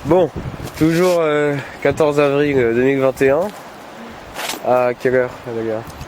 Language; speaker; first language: French; native; French